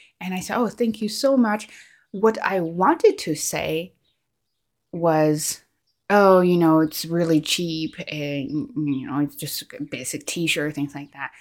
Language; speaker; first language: English; non-native, fluent; Chinese